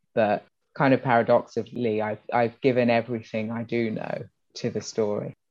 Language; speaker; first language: English; early bilingual, other home language; Yoruba